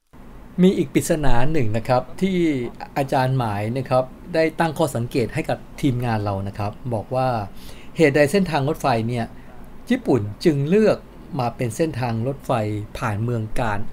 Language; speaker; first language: Thai; native; Thai